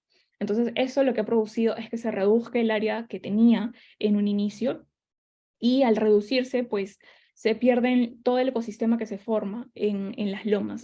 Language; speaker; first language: Spanish; native; Spanish